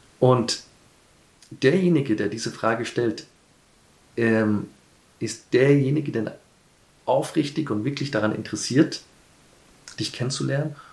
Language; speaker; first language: German; early bilingual, heritage; German